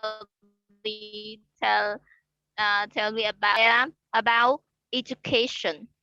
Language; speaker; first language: English; non-native, learner; Khmer